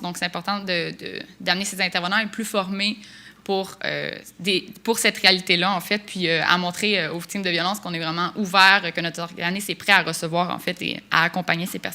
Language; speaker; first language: French; native; French